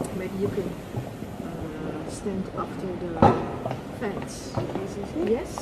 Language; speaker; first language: English; non-native, learner; Dutch